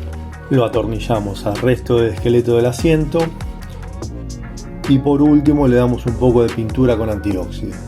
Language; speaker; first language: Spanish; native; Spanish